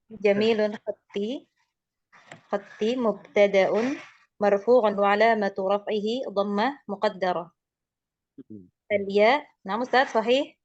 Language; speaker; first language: Arabic; non-native, learner; Indonesian